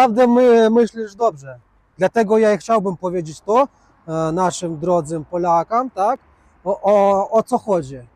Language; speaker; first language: Polish; non-native, learner; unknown